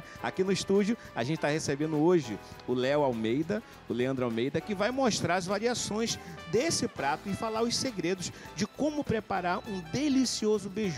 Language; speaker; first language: Portuguese; native; Portuguese